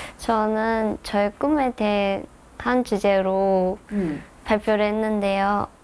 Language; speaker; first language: Korean; native; Korean